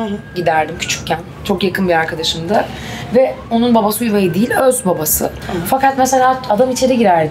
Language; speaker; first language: Turkish; native; Turkish